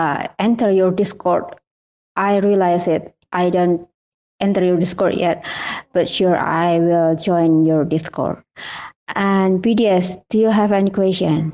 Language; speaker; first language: English; non-native, learner; Indonesian